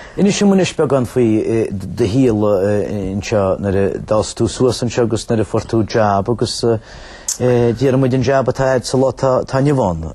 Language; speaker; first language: Irish; native; Irish